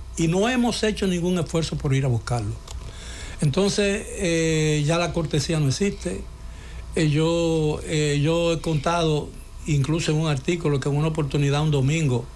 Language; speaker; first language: Spanish; native; Spanish